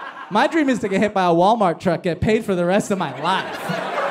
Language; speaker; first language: English; early bilingual, other home language; Spanish